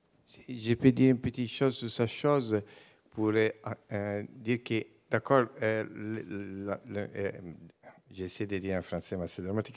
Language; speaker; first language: French; non-native, learner; Italian